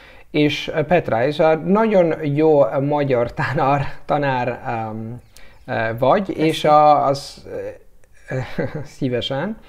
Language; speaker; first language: Hungarian; non-native, learner; Italian